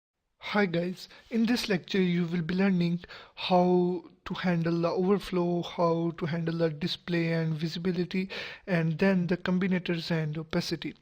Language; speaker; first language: English; non-native, local second language; Urdu